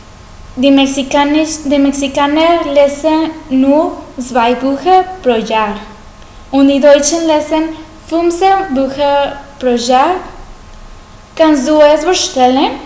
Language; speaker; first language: German; non-native, learner; Spanish